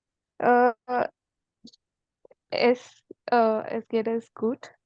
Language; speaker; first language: German; non-native, learner; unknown